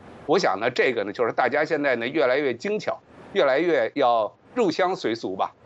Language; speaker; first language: Chinese; native; Chinese